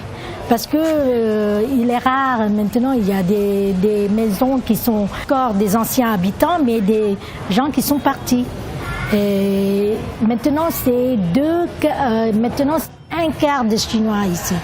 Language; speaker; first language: French; non-native, learner; Vietnamese